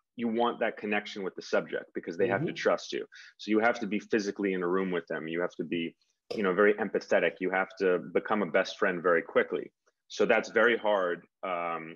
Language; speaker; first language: English; native; English